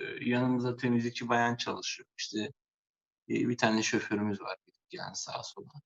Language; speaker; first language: Turkish; native; Turkish